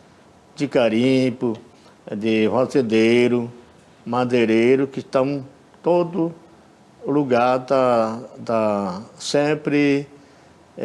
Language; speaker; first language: Portuguese; non-native, local second language; Yanomámi